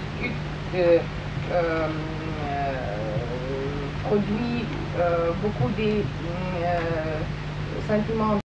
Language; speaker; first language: French; non-native, fluent; Russian